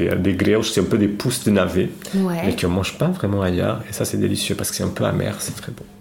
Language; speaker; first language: French; non-native, fluent; Portuguese